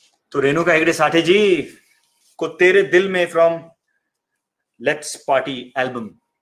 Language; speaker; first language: English; non-native, local second language; Hindi